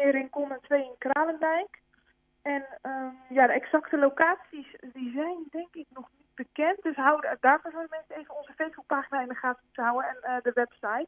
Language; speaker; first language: Dutch; native; Dutch